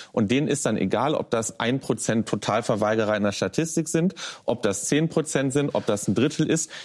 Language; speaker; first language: German; native; German